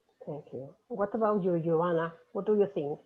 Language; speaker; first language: English; non-native, fluent; Spanish